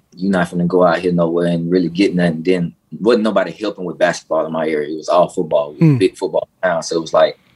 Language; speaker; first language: English; native; English